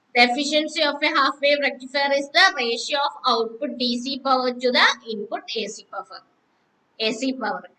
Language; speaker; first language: English; non-native, local second language; Malayalam